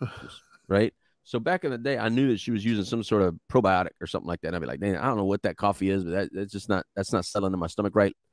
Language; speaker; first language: English; native; English